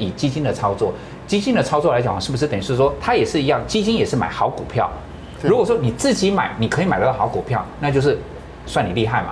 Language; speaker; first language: Chinese; native; Chinese